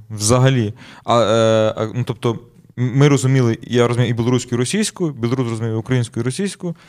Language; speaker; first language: Ukrainian; native; Ukrainian